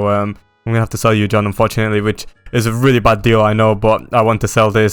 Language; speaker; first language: English; native; English